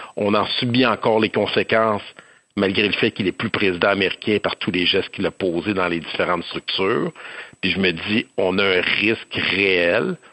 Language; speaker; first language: French; native; French